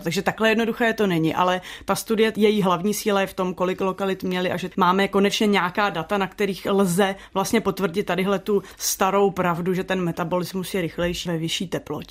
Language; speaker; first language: Czech; native; Czech